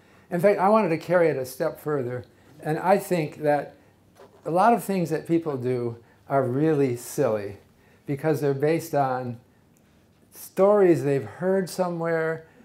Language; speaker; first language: English; native; English